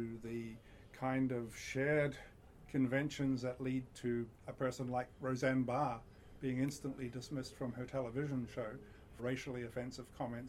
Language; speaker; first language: English; native; English